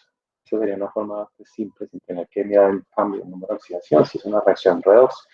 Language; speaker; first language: Spanish; native; Spanish